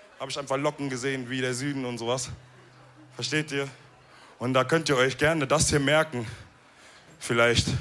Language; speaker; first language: German; early bilingual, other home language; Wolof